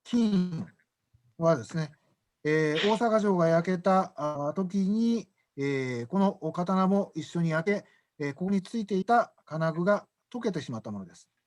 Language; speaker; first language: Japanese; native; Japanese